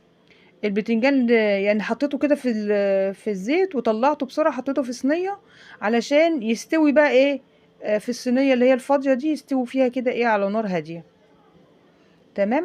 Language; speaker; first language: Arabic; native; Arabic